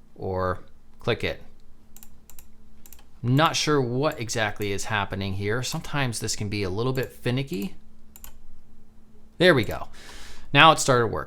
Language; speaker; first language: English; native; English